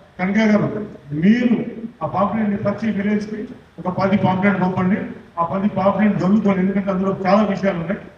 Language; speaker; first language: Telugu; non-native, local second language; Urdu